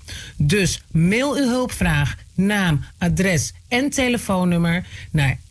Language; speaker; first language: Dutch; native; Dutch